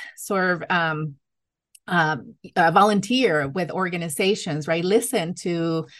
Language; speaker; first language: English; non-native, fluent; Spanish